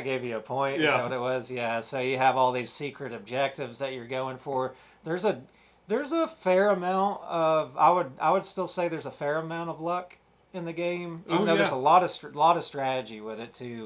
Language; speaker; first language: English; native; English